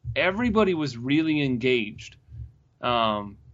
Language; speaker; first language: English; native; English